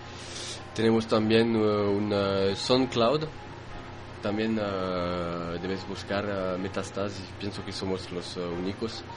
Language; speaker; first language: Spanish; non-native, fluent; French